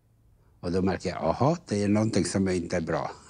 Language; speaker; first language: Swedish; non-native, fluent; Polish